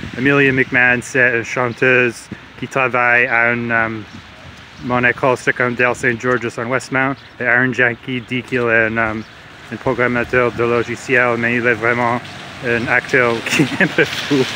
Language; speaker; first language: French; non-native, learner; English